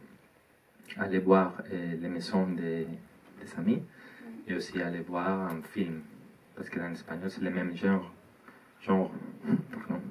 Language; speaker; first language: French; non-native, learner; Spanish